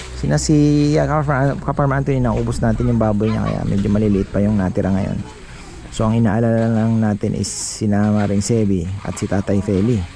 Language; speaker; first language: Filipino; non-native, local second language; Bikol